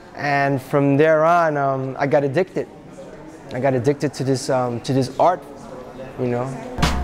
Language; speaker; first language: English; native; English